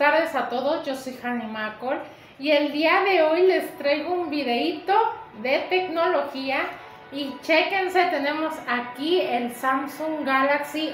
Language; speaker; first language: Spanish; native; Spanish